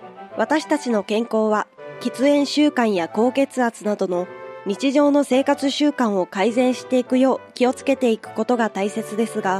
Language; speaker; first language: Japanese; native; Japanese